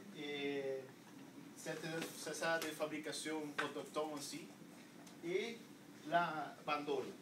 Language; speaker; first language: French; non-native, learner; Spanish